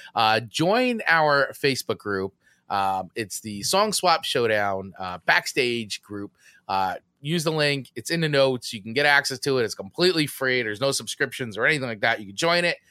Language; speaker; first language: English; native; English